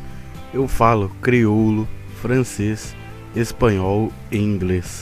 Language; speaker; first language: Portuguese; non-native, fluent; Haitian Creole